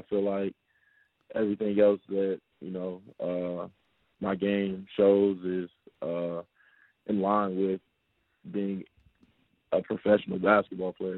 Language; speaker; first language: English; native; English